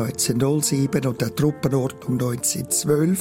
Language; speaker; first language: German; native; German